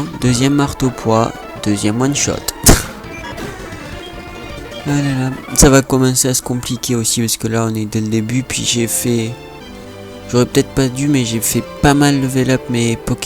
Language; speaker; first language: French; native; French